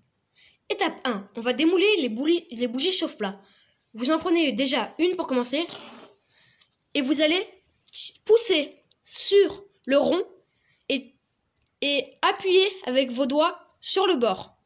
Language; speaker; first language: French; native; French